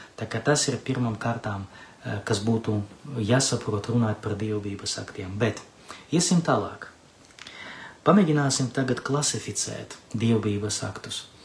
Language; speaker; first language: Latvian; non-native, local second language; Russian